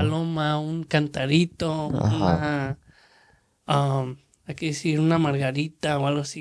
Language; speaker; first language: Spanish; early bilingual, heritage; Spanish